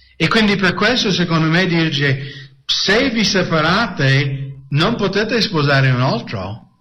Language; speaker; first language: Italian; non-native, fluent; English